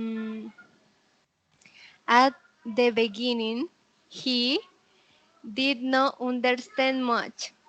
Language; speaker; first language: English; non-native, learner; Spanish